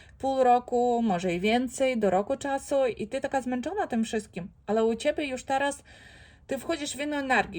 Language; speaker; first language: Polish; non-native, fluent; Ukrainian